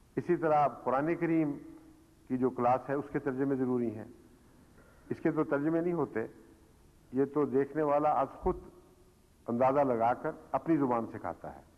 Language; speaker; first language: Urdu; native; Urdu